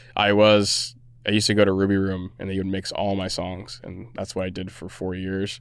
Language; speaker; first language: English; native; English